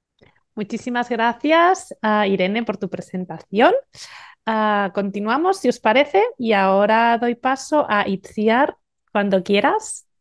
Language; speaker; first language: Spanish; native; Spanish